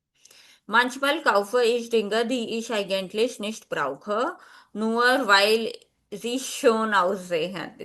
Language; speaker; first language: German; non-native, fluent; Hindi